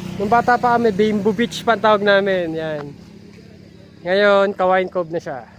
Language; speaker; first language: Filipino; native; Filipino